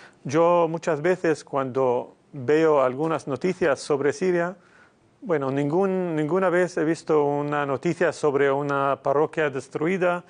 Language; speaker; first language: Spanish; non-native, fluent; Arabic